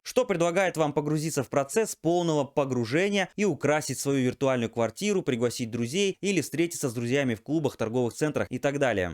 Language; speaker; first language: Russian; native; Russian